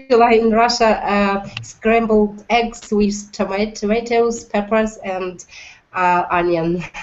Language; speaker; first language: English; non-native, learner; Russian